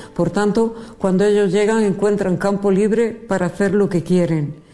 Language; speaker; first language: Spanish; native; Spanish